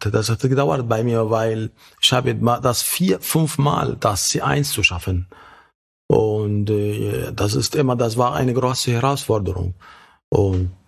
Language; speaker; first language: German; non-native, fluent; Arabic